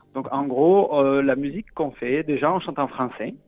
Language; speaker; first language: French; native; French